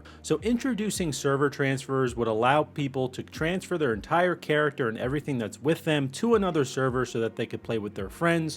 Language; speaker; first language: English; native; English